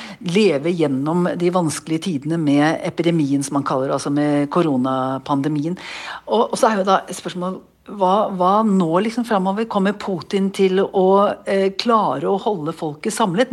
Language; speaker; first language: Norwegian; native; Norwegian